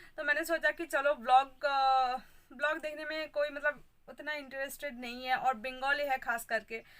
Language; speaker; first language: Hindi; non-native, local second language; Bangla